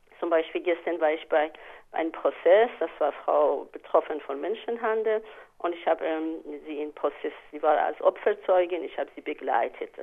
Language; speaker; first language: German; non-native, fluent; Persian